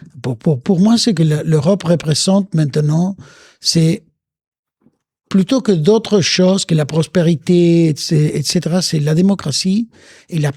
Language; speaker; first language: French; non-native, fluent; Spanish